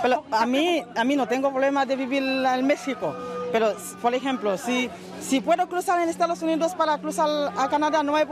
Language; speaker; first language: Spanish; non-native, learner; Haitian Creole